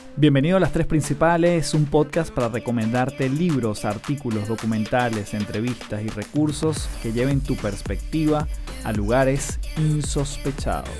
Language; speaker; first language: Spanish; native; Spanish